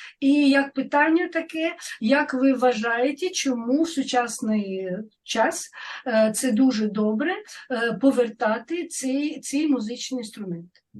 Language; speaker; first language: Ukrainian; non-native, learner; French